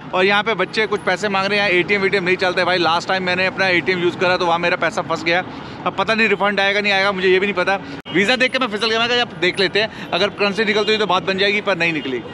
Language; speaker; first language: Hindi; native; Hindi